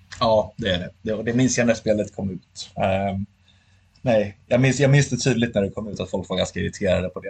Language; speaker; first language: Swedish; native; Swedish